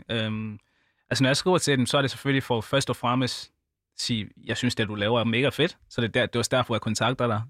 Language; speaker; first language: Danish; early bilingual, other home language; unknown